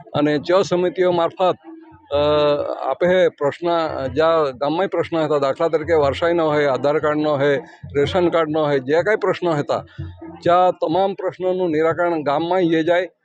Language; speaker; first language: Gujarati; non-native, local second language; Gamit